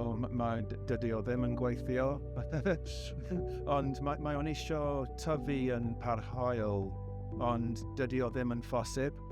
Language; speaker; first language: Welsh; non-native, learner; English